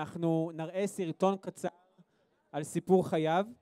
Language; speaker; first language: Hebrew; native; Hebrew